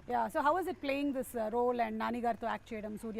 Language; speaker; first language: Telugu; native; Telugu